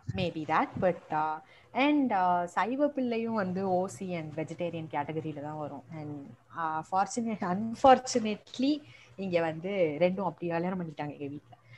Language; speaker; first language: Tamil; native; Tamil